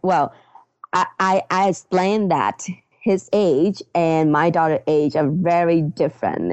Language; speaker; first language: English; non-native, fluent; Vietnamese